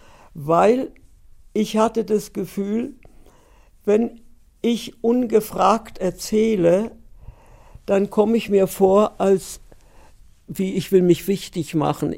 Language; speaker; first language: German; early bilingual, heritage; German